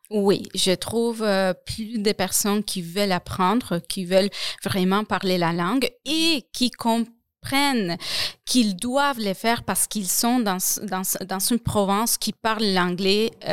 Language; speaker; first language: French; non-native, fluent; Spanish